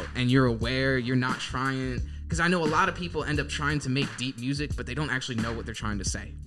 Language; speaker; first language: English; native; English